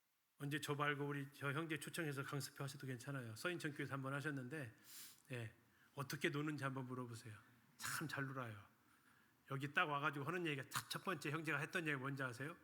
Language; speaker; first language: Korean; native; Korean